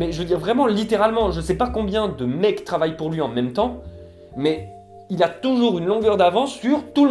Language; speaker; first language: French; native; French